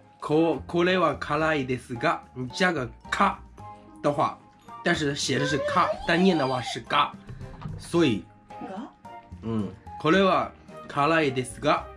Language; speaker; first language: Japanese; non-native, fluent; Chinese